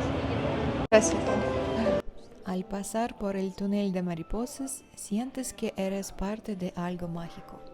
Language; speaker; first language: Spanish; non-native, learner; Ukrainian